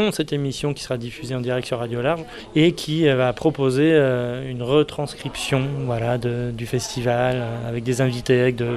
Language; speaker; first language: French; native; French